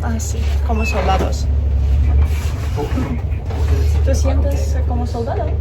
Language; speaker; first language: Spanish; non-native, learner; Russian